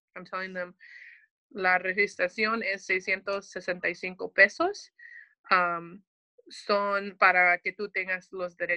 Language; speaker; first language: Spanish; early bilingual, heritage; English